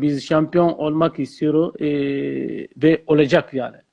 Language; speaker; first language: Turkish; non-native, learner; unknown